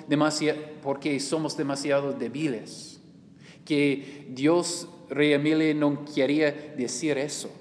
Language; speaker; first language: Spanish; non-native, learner; English